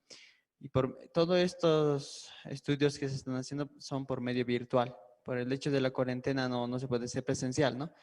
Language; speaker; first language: Spanish; native; Spanish